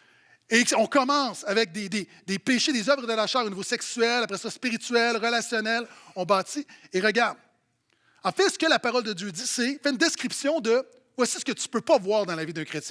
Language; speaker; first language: French; native; French